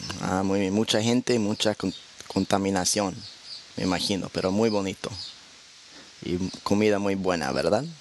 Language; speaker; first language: Spanish; non-native, fluent; English